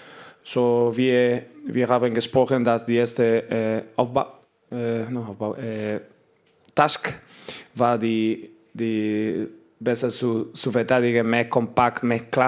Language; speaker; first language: German; non-native, learner; Spanish